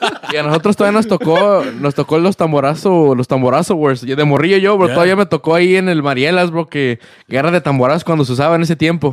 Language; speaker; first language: Spanish; early bilingual, other home language; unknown